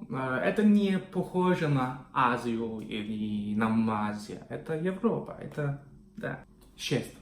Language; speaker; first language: Russian; non-native, fluent; English